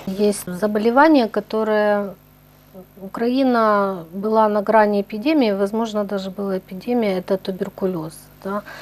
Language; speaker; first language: Russian; native; Russian